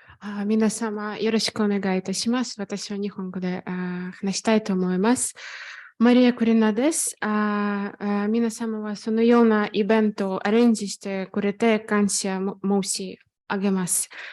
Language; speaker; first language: Japanese; non-native, fluent; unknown